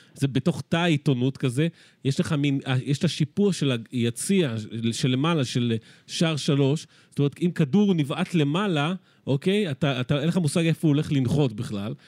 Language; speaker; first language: Hebrew; early bilingual, other home language; Spanish